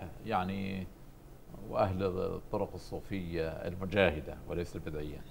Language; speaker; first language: Arabic; native; Arabic